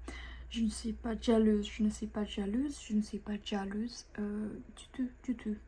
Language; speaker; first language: French; non-native, fluent; Japanese